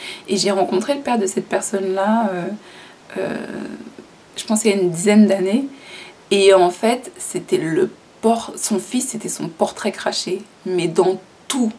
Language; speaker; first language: French; native; French